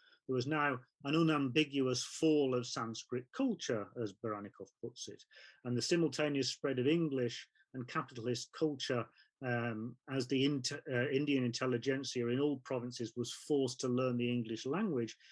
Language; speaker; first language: English; native; English